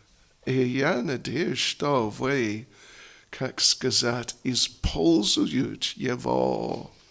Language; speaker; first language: Russian; non-native, learner; English